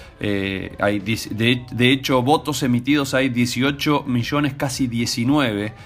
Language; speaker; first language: Spanish; native; Spanish